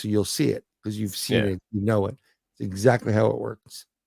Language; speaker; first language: English; native; English